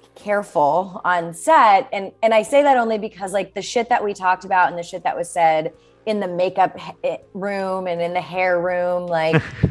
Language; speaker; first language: English; native; English